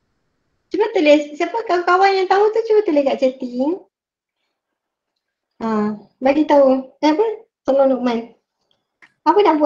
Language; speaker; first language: Malay; native; Malay